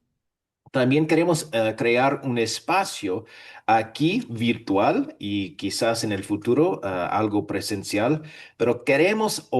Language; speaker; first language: Spanish; non-native, fluent; English